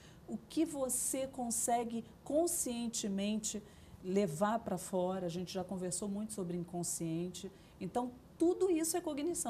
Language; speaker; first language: Portuguese; native; Portuguese